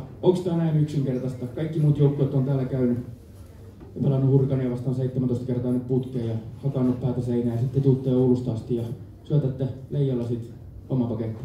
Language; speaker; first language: Finnish; native; Finnish